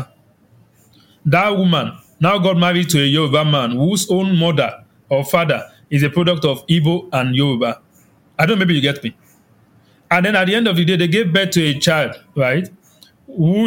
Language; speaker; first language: English; non-native, local second language; Yoruba